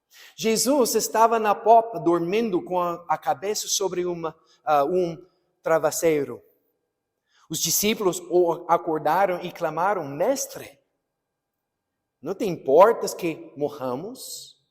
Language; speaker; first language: Portuguese; non-native, fluent; English